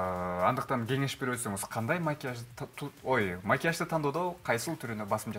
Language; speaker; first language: Kyrgyz; native; Kyrgyz